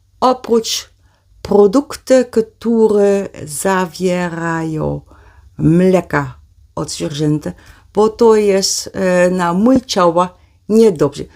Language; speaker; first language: Polish; non-native, learner; Dutch